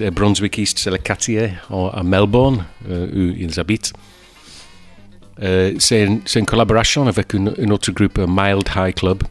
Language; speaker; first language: French; non-native, fluent; English